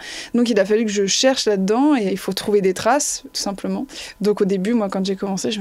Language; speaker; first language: French; native; French